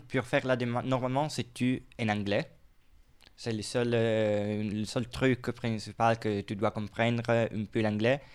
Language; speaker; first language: French; non-native, fluent; Italian